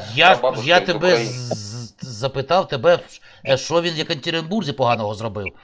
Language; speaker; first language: Ukrainian; native; Ukrainian